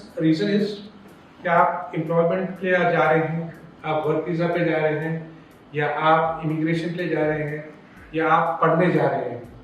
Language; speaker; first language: Hindi; non-native, local second language; Gujarati